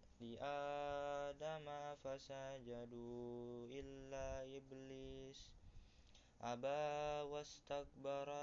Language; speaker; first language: Arabic; non-native, learner; Indonesian